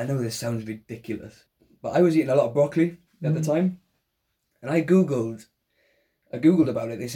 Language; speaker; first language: English; native; English